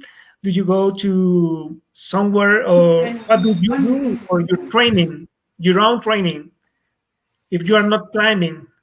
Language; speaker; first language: English; non-native, fluent; Spanish